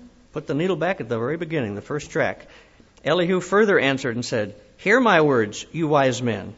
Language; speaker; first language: English; native; English